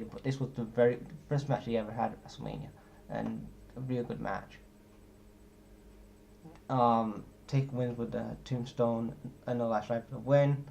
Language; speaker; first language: English; native; English